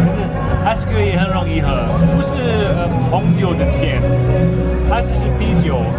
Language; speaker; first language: Chinese; non-native, fluent; German